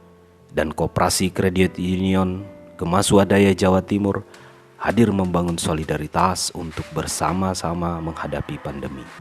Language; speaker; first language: Indonesian; native; Indonesian